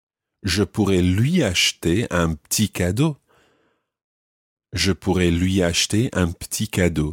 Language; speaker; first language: French; non-native, fluent; English